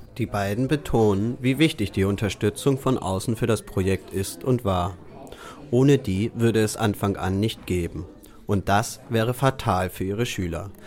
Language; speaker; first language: German; native; German